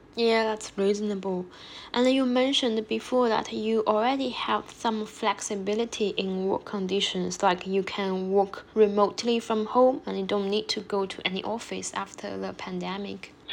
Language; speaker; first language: English; non-native, fluent; Chinese